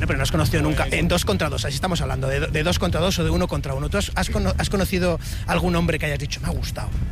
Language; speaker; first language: Spanish; native; Spanish